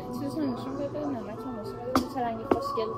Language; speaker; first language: Persian; native; Persian